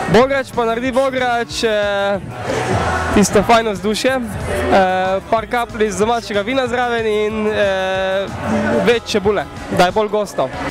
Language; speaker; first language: Slovenian; native; Slovenian